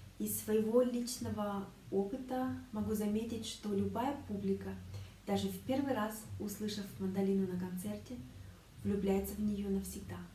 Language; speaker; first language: Russian; native; Russian